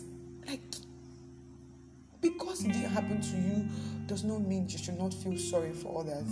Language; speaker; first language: English; non-native, local second language; Yoruba